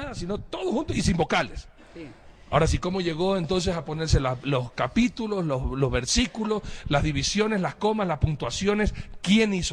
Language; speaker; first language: Spanish; native; Spanish